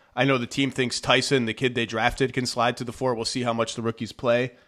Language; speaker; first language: English; native; English